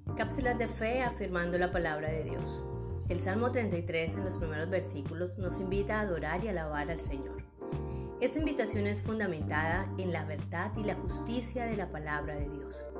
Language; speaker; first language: Spanish; native; Spanish